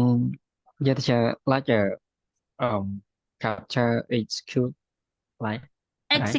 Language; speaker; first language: English; non-native, learner; Khmer